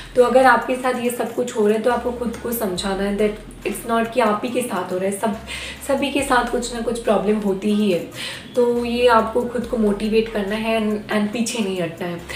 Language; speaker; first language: Hindi; non-native, local second language; Bangla